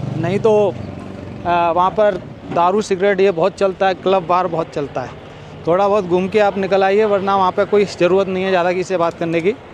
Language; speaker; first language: Hindi; native; Hindi